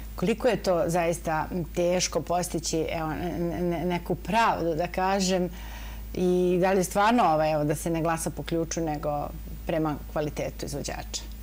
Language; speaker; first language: Bosnian; native; Bosnian